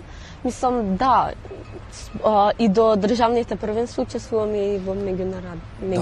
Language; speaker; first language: Macedonian; non-native, local second language; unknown